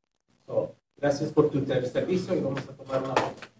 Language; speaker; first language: Spanish; early bilingual, heritage; Spanish